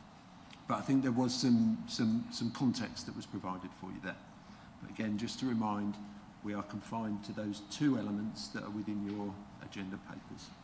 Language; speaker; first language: English; native; English